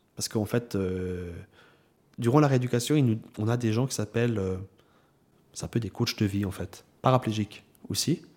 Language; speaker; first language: French; native; French